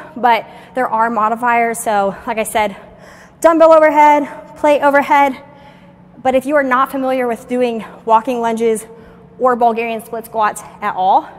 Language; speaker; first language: English; native; English